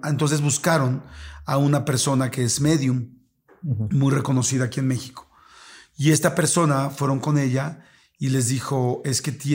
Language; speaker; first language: Spanish; native; Spanish